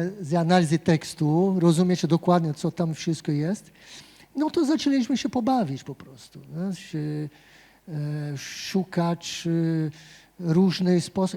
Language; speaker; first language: Polish; non-native, fluent; Portuguese